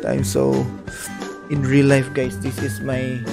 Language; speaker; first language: English; non-native, local second language; Cebuano